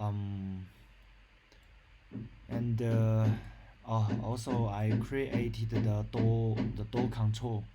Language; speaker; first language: English; non-native, learner; Chinese